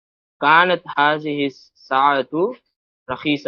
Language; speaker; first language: Arabic; non-native, learner; Tamil